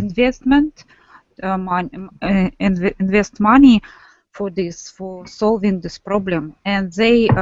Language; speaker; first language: English; non-native, learner; Russian